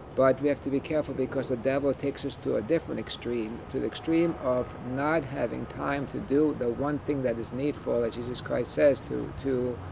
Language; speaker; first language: English; early bilingual, other home language; Greek